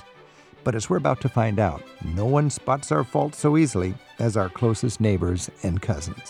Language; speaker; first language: English; native; English